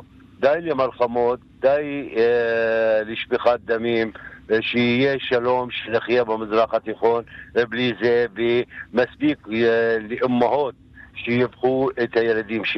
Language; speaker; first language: Hebrew; non-native, local second language; Arabic